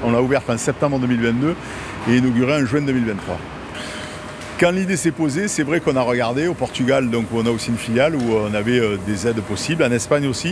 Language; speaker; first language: French; native; French